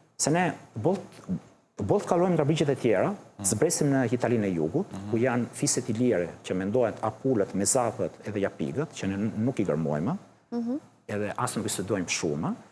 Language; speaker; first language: Albanian; early bilingual, heritage; Albanian